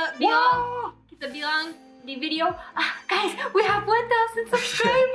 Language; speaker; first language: Indonesian; non-native, learner; English